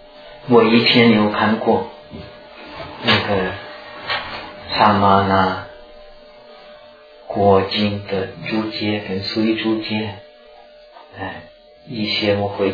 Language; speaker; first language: Chinese; non-native, fluent; Czech